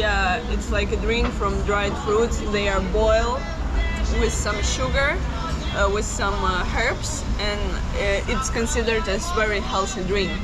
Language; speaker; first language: English; non-native, fluent; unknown